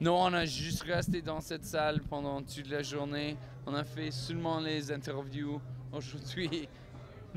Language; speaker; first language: French; non-native, learner; English